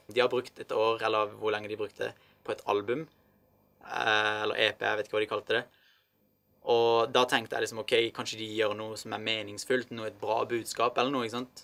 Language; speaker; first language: Norwegian; early bilingual, other home language; Arabic